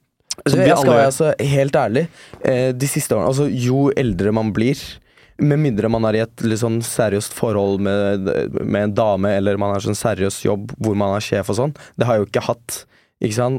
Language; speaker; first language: Norwegian; early bilingual, other home language; Turkish